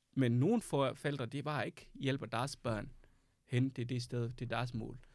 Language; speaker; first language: Danish; non-native, fluent; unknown